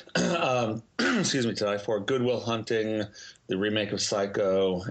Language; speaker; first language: English; native; English